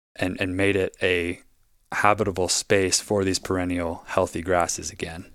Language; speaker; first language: English; native; English